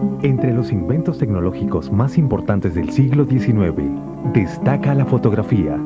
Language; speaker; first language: Spanish; native; Spanish